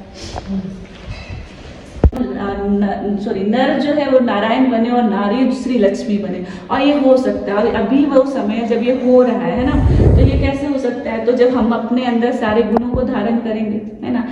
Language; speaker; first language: Hindi; native; Hindi